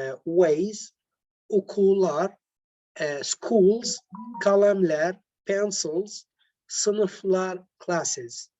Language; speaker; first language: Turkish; non-native, learner; Arabic